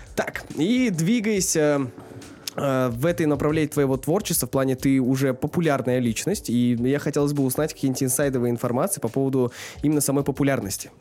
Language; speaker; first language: Russian; non-native, local second language; Kazakh